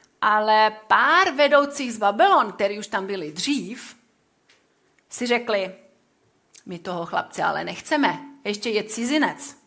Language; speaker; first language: Czech; non-native, fluent; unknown